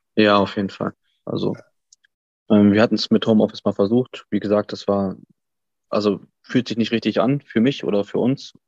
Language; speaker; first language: German; native; German